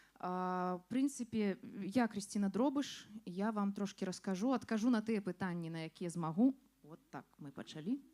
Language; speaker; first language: Belarusian; non-native, local second language; Russian